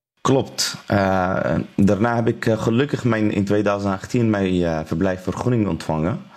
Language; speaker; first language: Dutch; non-native, learner; Arabic